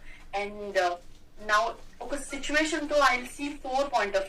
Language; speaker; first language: Telugu; non-native, learner; Gujarati